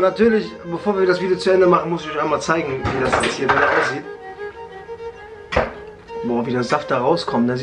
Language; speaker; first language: German; early bilingual, other home language; Kurdish